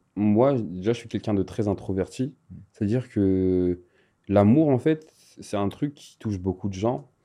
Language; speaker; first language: French; non-native, local second language; Malagasy